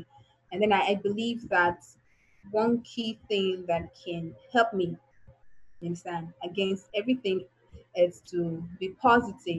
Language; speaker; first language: English; non-native, local second language; Igbo